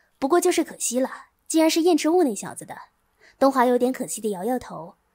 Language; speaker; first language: Chinese; native; Chinese